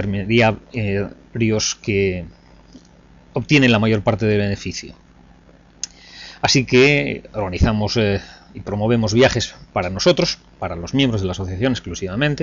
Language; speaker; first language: Spanish; native; Spanish